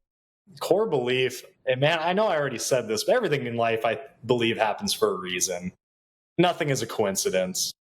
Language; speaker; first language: English; native; English